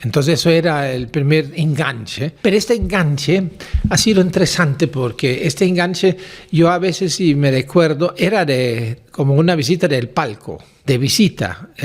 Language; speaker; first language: Spanish; non-native, fluent; German